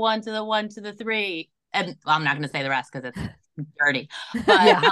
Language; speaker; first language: English; native; English